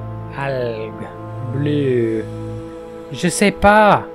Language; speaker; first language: French; non-native, fluent; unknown